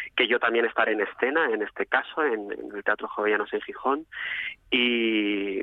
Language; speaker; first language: Spanish; native; Spanish